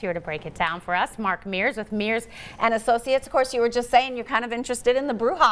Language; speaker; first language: English; native; English